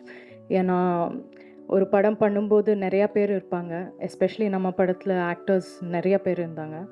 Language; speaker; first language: Tamil; non-native, local second language; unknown